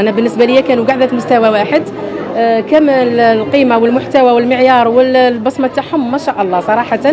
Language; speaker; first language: Arabic; native; Arabic